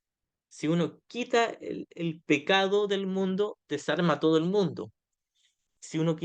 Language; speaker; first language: Spanish; native; Spanish